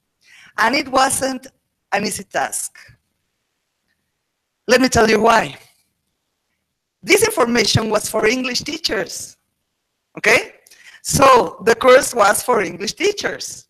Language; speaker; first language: English; non-native, fluent; Spanish